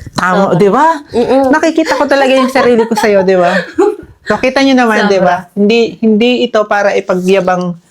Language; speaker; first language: Filipino; native; Filipino